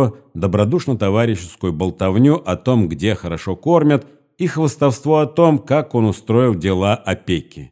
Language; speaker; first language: Russian; native; Russian